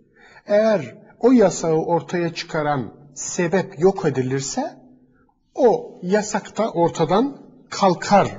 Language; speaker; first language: Turkish; native; Turkish